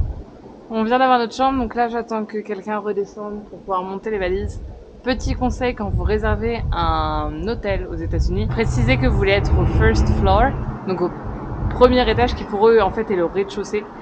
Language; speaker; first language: French; native; French